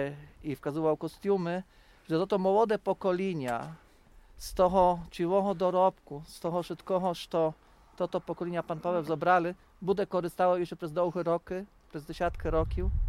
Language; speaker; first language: Polish; non-native, local second language; Rusyn